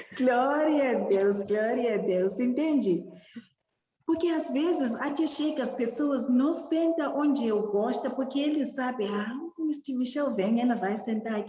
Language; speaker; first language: Portuguese; non-native, learner; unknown